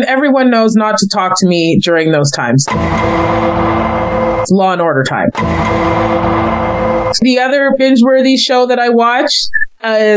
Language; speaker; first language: English; native; English